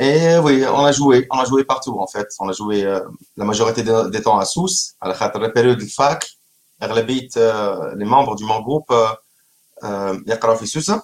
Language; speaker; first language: French; non-native, local second language; Arabic